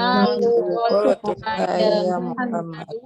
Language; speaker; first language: Arabic; non-native, learner; Indonesian